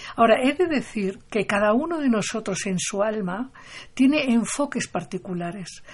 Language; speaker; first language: Spanish; native; Spanish